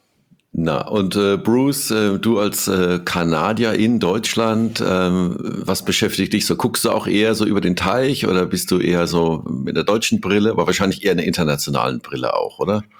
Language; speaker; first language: German; native; German